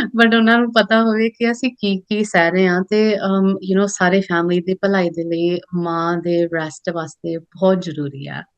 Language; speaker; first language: Punjabi; early bilingual, other home language; English